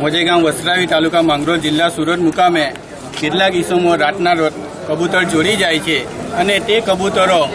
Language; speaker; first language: Gujarati; native; Gujarati